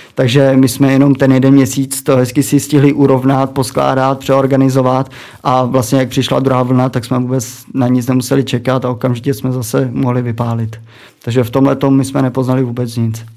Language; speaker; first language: Czech; native; Czech